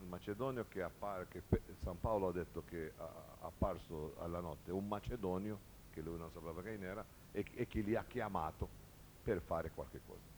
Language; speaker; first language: Italian; non-native, learner; Portuguese